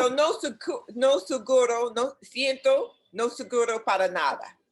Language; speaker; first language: Spanish; non-native, learner; English